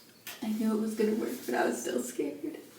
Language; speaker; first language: English; native; English